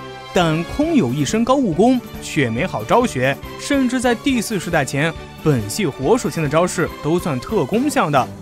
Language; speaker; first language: Chinese; native; Chinese